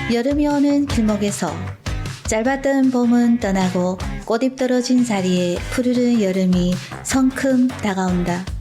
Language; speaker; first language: Korean; early bilingual, heritage; Korean